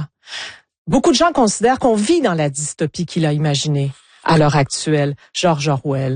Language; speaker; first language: French; native; French